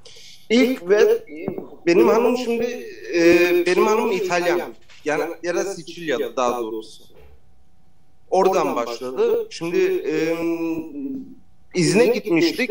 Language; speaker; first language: Turkish; early bilingual, heritage; Turkish